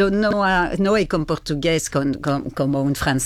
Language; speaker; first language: Portuguese; non-native, learner; French